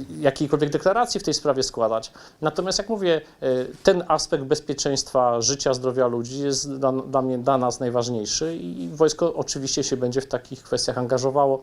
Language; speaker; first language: Polish; native; Polish